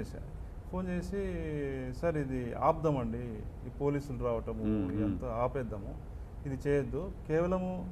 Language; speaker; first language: Telugu; native; Telugu